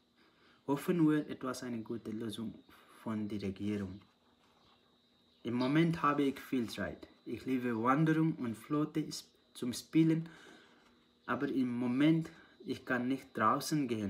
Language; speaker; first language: German; non-native, learner; Nepali